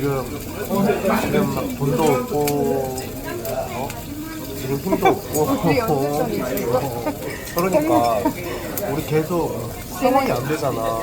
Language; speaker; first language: Korean; native; Korean